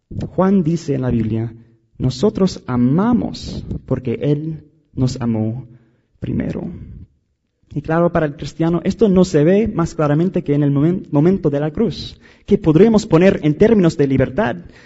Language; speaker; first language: Spanish; non-native, fluent; English